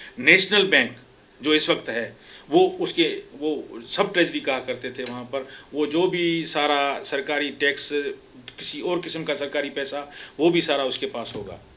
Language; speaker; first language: Urdu; non-native, local second language; Sindhi